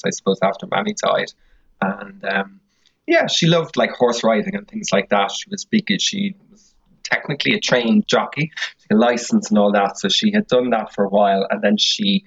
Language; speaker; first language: English; native; English